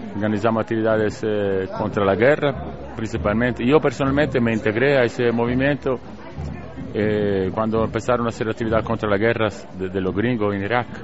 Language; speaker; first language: Spanish; native; Spanish